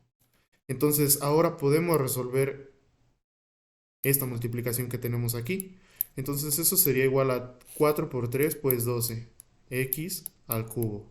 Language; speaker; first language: Spanish; native; Spanish